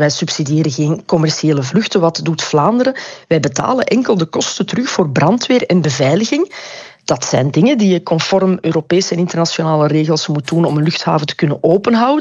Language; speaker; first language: Dutch; native; Dutch